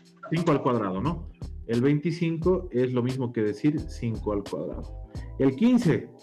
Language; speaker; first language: Spanish; native; Spanish